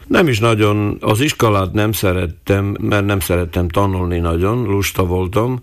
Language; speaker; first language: Hungarian; non-native, local second language; Slovak